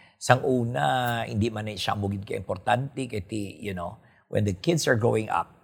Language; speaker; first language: English; non-native, local second language; Hiligaynon